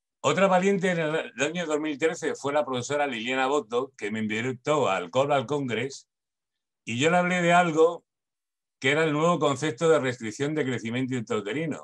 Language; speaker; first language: Spanish; native; Spanish